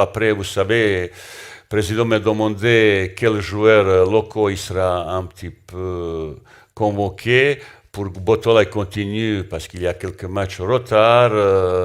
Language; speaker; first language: French; non-native, learner; Bosnian